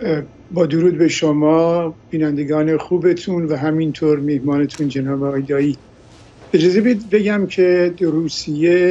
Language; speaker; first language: Persian; native; Persian